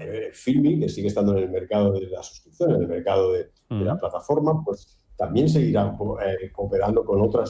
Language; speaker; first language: Spanish; native; Spanish